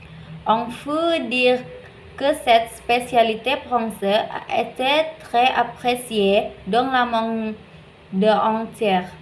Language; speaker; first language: French; non-native, learner; Indonesian